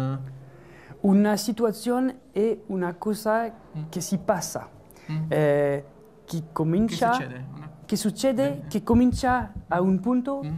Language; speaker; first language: Italian; non-native, learner; French